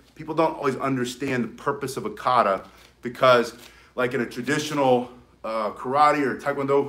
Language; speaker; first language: English; native; English